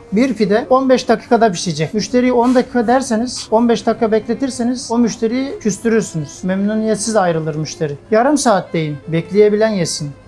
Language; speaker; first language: Turkish; native; Turkish